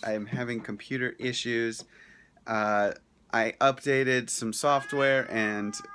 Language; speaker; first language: English; native; English